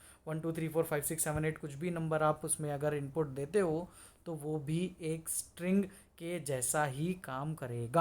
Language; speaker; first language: Hindi; native; Hindi